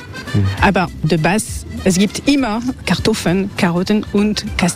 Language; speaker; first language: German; non-native, learner; French